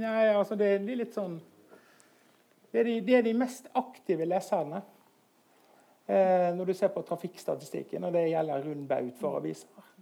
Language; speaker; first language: Norwegian; native; Norwegian